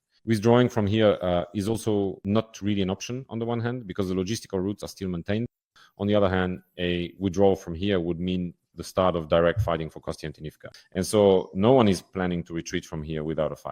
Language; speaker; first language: English; non-native, fluent; Ukrainian